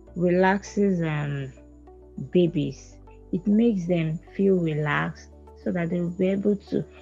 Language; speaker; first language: English; non-native, local second language; Igbo